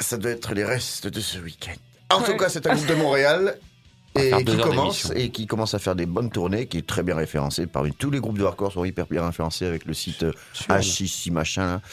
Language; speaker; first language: French; native; French